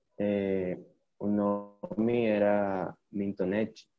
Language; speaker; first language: Portuguese; non-native, learner; Spanish